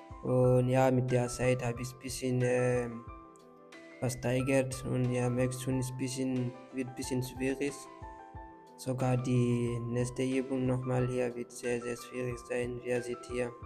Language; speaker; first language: German; non-native, learner; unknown